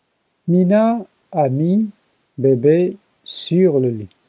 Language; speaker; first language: French; non-native, learner; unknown